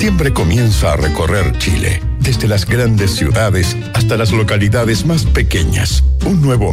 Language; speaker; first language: Spanish; native; Spanish